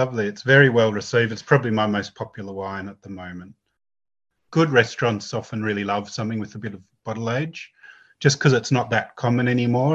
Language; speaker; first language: English; native; English